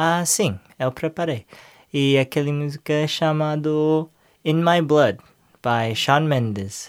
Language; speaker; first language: Portuguese; non-native, learner; English